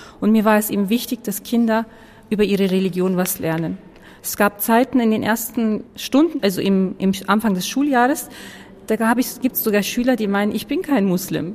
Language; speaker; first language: German; early bilingual, other home language; Turkish